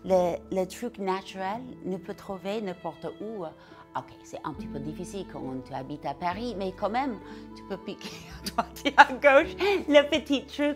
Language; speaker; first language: French; non-native, learner; English